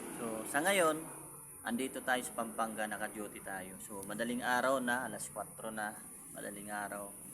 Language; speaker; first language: Filipino; non-native, local second language; Waray